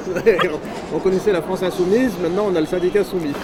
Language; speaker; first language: French; native; French